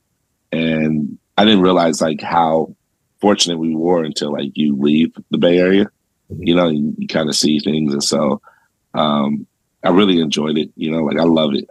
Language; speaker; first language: English; native; English